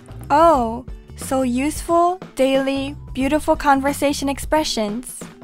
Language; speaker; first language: English; early bilingual, other home language; Japanese